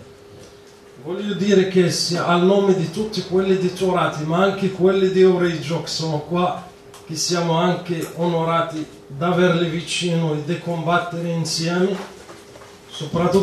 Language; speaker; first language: Italian; non-native, fluent; Arabic